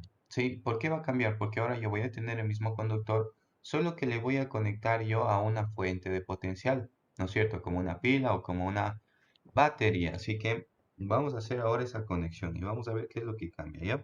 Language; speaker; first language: Spanish; native; Spanish